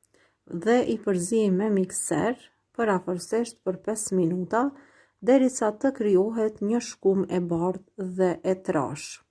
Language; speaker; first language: Albanian; native; Albanian